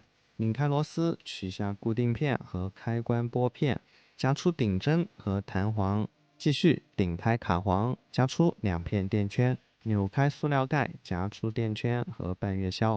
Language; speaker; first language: Chinese; native; Chinese